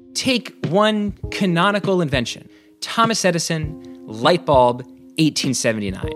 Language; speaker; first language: English; early bilingual, other home language; Chinese